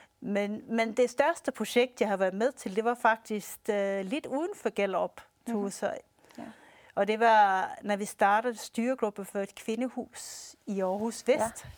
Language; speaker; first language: Danish; early bilingual, heritage; Swedish